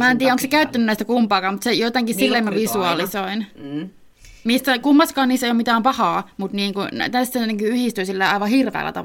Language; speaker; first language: Finnish; native; Finnish